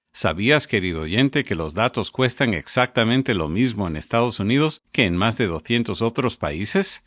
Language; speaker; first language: Spanish; non-native, fluent; English